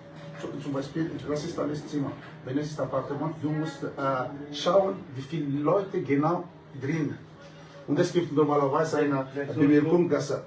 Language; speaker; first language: German; non-native, fluent; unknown